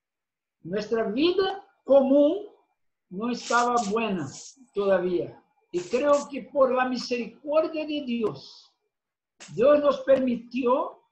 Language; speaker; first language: Spanish; non-native, fluent; Portuguese